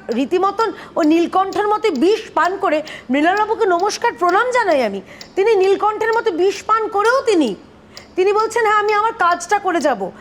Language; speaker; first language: Bangla; native; Bangla